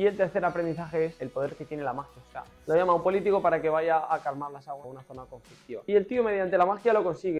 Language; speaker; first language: Spanish; native; Spanish